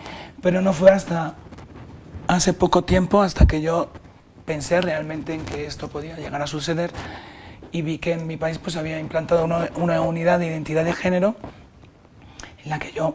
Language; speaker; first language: Spanish; native; Spanish